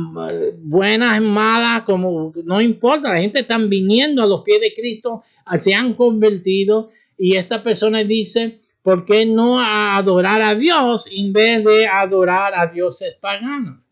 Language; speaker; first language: Spanish; early bilingual, heritage; Spanish